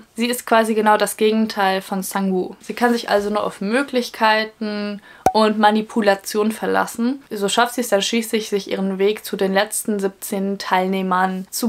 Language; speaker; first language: German; native; German